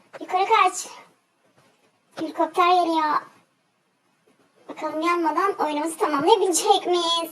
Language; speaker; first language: Turkish; native; Turkish